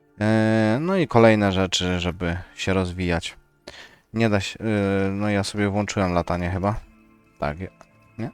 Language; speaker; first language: Polish; native; Polish